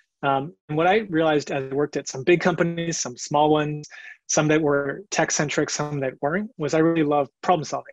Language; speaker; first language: English; native; English